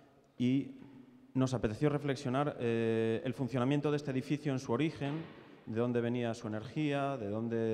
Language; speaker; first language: Spanish; native; Spanish